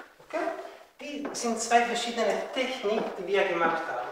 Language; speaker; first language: German; non-native, fluent; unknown